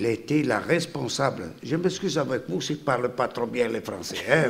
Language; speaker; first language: French; non-native, fluent; Italian